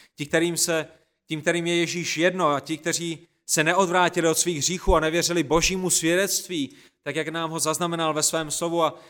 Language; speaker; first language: Czech; native; Czech